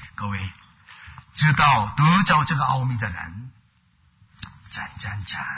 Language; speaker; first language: Chinese; non-native, fluent; Korean